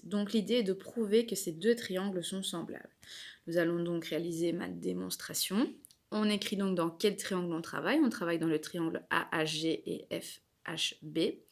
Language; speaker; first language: French; native; French